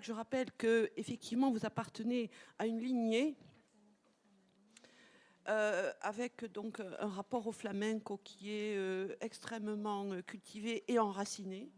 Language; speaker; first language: French; native; French